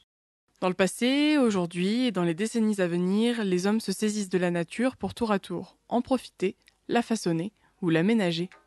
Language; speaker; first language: French; native; French